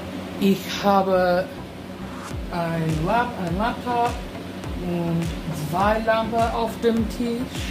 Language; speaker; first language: German; non-native, learner; English